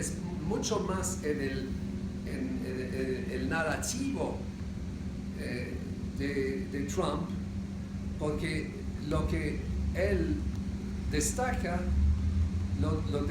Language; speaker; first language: Spanish; non-native, fluent; English